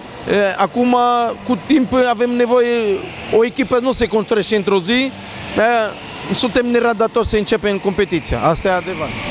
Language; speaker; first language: Romanian; non-native, fluent; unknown